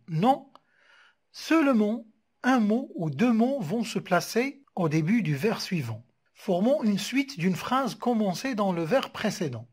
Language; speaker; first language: French; non-native, local second language; Arabic